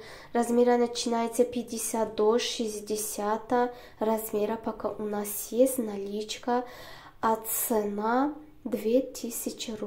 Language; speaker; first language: Russian; non-native, learner; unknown